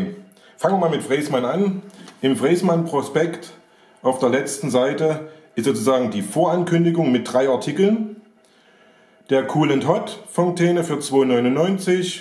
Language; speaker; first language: German; native; German